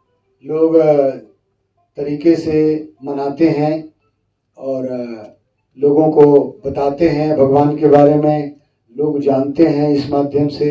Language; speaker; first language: Hindi; native; Hindi